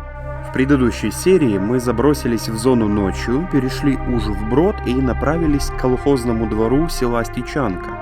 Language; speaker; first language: Russian; native; Russian